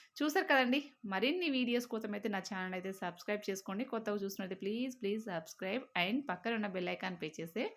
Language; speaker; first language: Telugu; native; Telugu